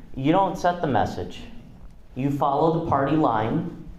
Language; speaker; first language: English; non-native, fluent; Russian